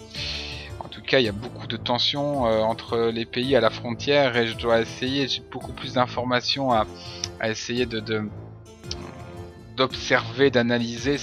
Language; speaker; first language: French; native; French